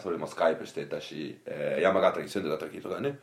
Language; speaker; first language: Japanese; non-native, fluent; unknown